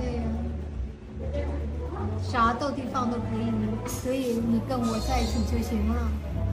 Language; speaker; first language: Chinese; non-native, learner; Vietnamese